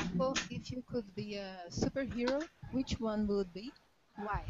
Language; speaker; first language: English; non-native, learner; Portuguese